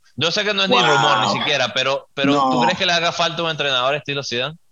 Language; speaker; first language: Spanish; native; Spanish